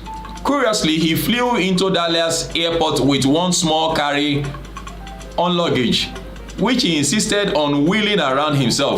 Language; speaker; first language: English; non-native, local second language; Yoruba